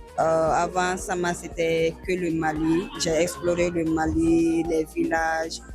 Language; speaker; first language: French; non-native, local second language; Bambara